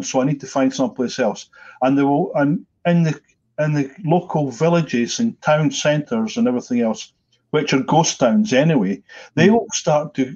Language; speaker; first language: English; native; English